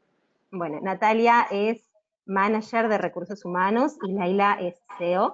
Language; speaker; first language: Spanish; native; Spanish